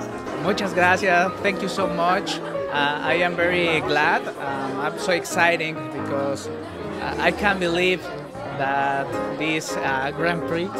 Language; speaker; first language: English; non-native, learner; Spanish